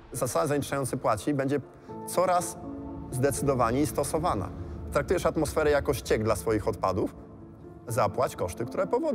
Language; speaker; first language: Polish; native; Polish